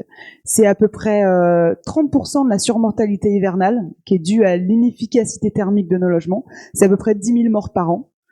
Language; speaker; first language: French; native; French